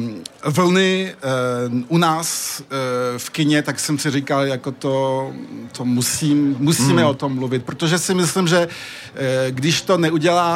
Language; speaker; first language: Czech; early bilingual, heritage; French